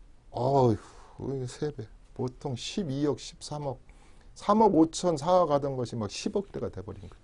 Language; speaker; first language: Korean; native; Korean